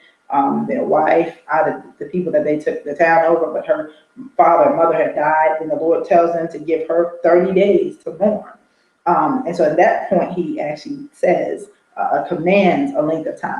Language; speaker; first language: English; native; English